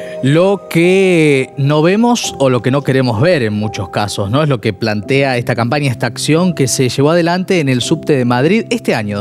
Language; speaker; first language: Spanish; native; Spanish